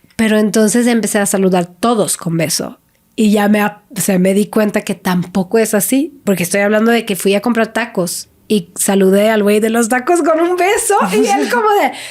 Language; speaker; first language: Spanish; non-native, fluent; Swedish